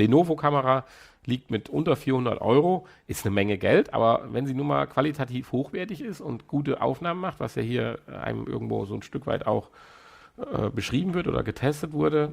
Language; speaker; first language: German; native; German